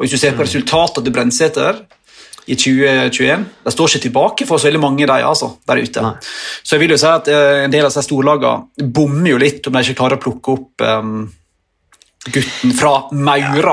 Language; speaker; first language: Norwegian; native; Norwegian